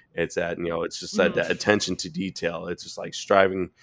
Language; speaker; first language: English; native; English